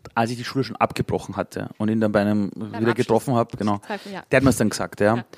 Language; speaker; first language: German; early bilingual, other home language; Persian